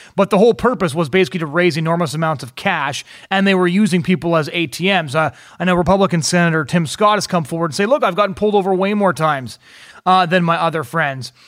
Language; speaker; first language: English; native; English